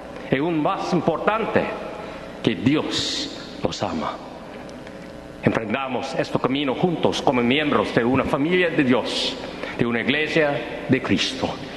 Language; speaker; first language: Spanish; non-native, learner; English